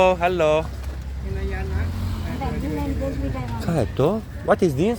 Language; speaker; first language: English; non-native, learner; Slovenian